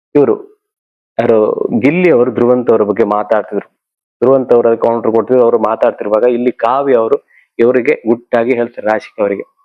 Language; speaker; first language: Kannada; native; Kannada